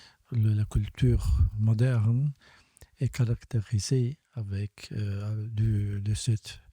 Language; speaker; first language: French; non-native, fluent; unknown